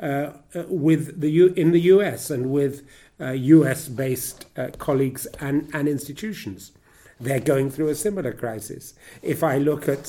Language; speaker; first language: English; native; English